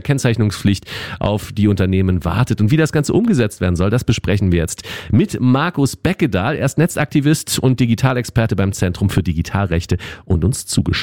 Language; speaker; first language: German; native; German